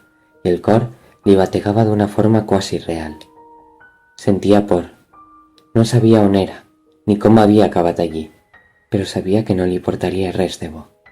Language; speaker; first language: Catalan; native; Catalan